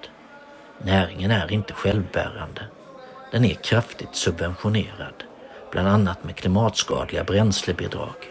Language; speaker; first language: Swedish; native; Swedish